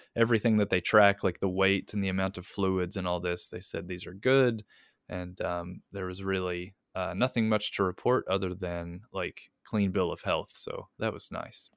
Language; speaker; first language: English; native; English